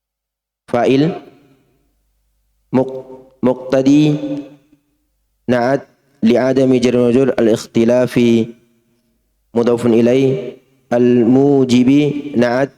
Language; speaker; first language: Arabic; non-native, learner; Indonesian